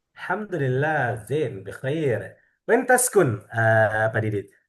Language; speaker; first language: Arabic; non-native, fluent; Indonesian